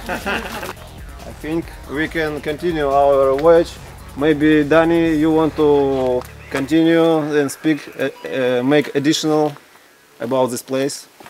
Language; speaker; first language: English; non-native, learner; Russian